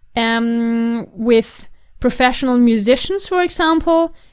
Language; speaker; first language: English; non-native, fluent; German